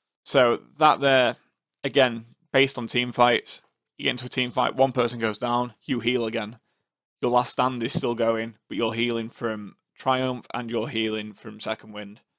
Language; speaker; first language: English; native; English